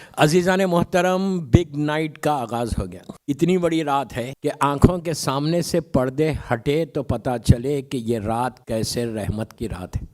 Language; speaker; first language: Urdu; native; Urdu